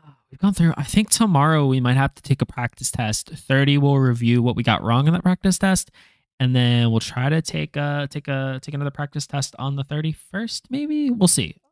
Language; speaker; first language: English; native; English